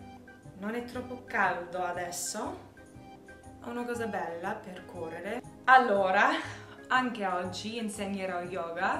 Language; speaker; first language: Italian; non-native, learner; English